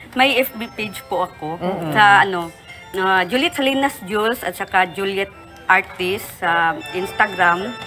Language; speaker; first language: Filipino; non-native, local second language; Cebuano